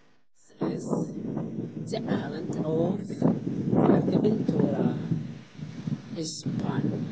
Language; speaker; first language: English; non-native, learner; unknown